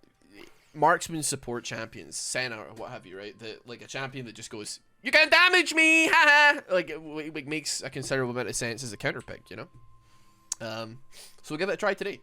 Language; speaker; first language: English; native; English